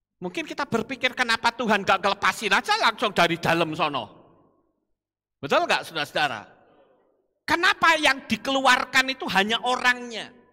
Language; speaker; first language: Indonesian; non-native, local second language; Javanese